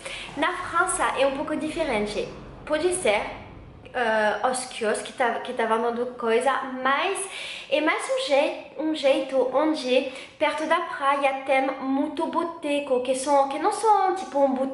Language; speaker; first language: Portuguese; non-native, learner; French